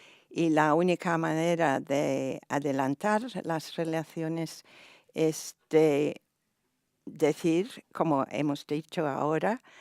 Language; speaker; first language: Spanish; non-native, fluent; English